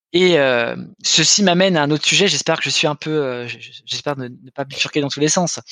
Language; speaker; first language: French; native; French